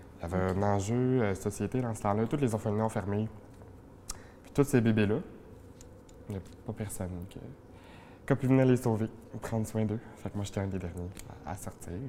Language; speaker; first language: French; native; French